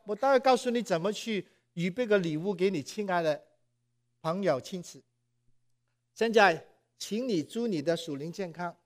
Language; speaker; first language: Chinese; non-native, local second language; Cantonese